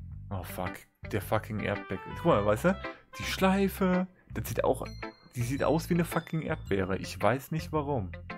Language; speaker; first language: German; native; German